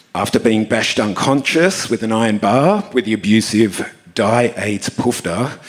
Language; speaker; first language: English; native; English